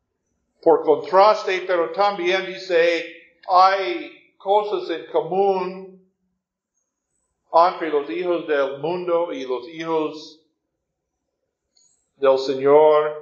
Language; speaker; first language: Spanish; non-native, fluent; English